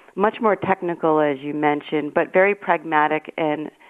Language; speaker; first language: English; native; English